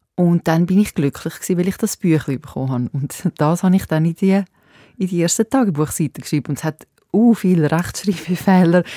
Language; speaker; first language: German; early bilingual, other home language; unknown